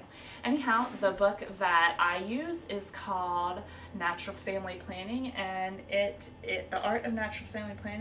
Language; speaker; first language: English; native; English